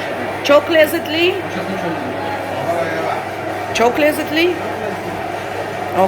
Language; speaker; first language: Turkish; non-native, learner; Russian